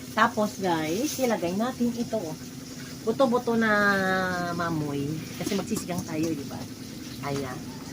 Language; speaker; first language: Filipino; native; Filipino